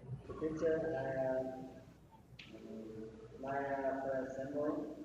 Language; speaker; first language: English; non-native, learner; Vietnamese